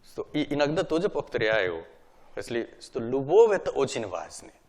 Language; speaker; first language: Russian; non-native, learner; Hindi